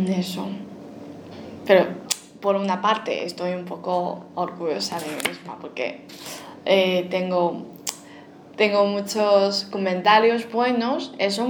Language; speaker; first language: Spanish; non-native, fluent; Chinese